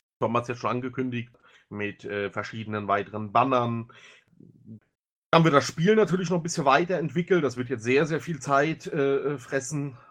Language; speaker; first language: German; native; German